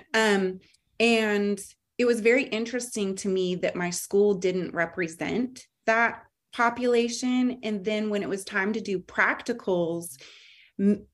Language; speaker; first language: English; native; English